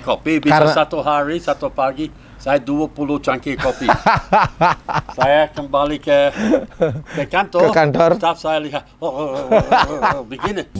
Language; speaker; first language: Indonesian; non-native, learner; English